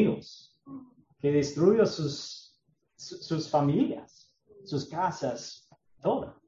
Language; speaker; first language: Spanish; non-native, learner; English